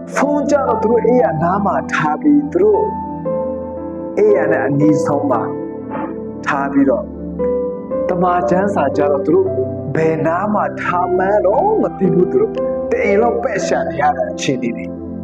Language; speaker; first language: Burmese; non-native, local second language; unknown